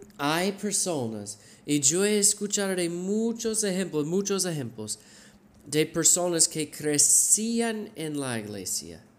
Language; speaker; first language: Spanish; non-native, fluent; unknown